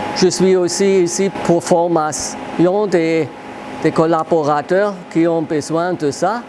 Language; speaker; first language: French; non-native, fluent; German